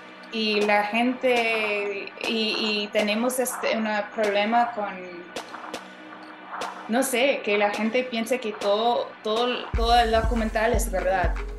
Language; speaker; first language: Spanish; non-native, fluent; English